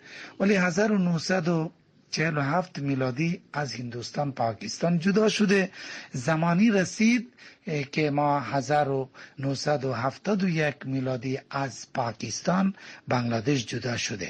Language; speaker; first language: Persian; non-native, fluent; Bangla